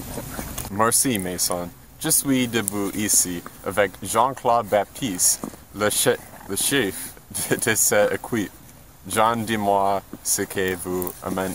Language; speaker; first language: French; non-native, learner; English